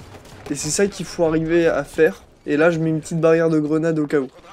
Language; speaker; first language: French; native; French